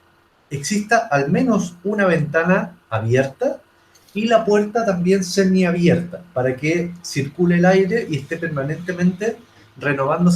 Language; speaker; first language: Spanish; native; Spanish